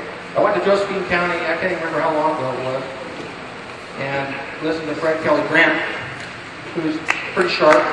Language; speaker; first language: English; native; English